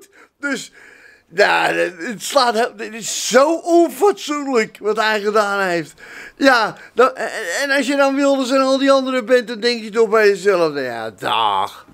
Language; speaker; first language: Dutch; native; Dutch